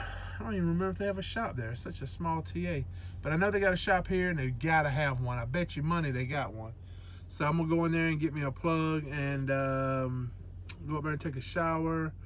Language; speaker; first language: English; native; English